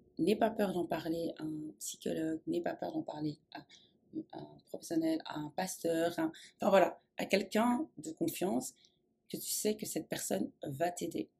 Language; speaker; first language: French; native; French